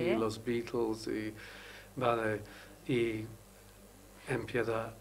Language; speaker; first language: Spanish; non-native, learner; English